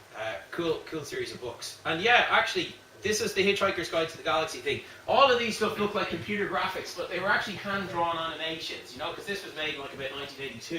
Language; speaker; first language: English; native; English